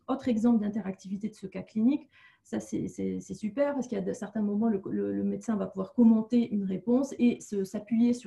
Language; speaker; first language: French; native; French